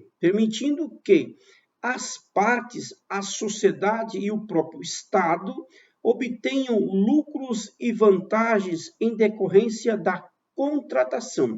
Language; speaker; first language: Portuguese; native; Portuguese